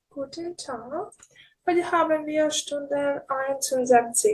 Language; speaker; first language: German; non-native, learner; Ukrainian